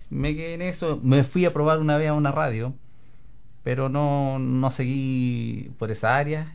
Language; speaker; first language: Spanish; native; Spanish